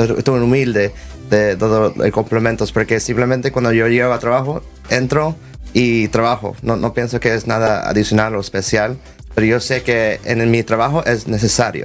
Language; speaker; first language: Spanish; early bilingual, heritage; Spanish